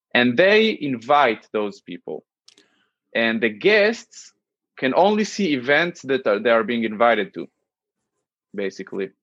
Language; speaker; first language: English; non-native, fluent; Hebrew